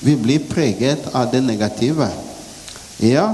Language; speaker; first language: Norwegian; non-native, fluent; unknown